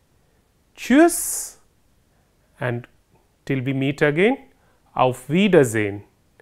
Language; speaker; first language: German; non-native, fluent; Hindi